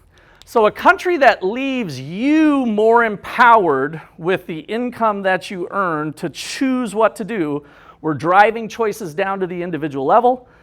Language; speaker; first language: English; native; English